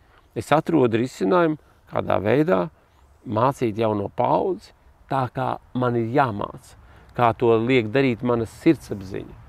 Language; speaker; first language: Latvian; native; Latvian